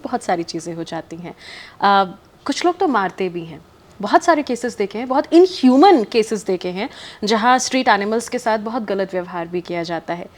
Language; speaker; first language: Hindi; native; Hindi